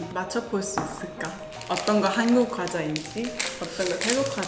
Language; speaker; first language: Korean; non-native, fluent; Thai